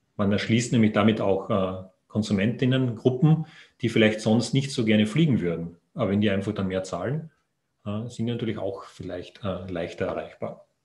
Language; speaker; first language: German; native; German